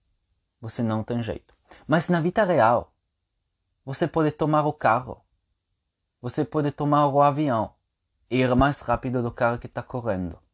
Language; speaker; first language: Portuguese; non-native, fluent; Italian